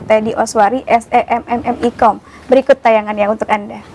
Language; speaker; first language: Indonesian; native; Indonesian